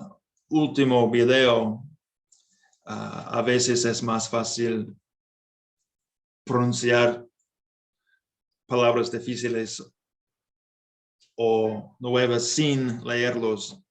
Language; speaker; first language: Spanish; non-native, learner; English